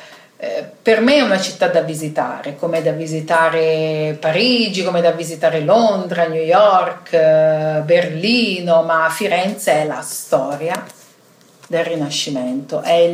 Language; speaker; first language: Italian; native; Italian